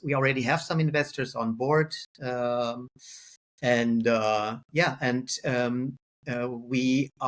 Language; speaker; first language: English; non-native, fluent; German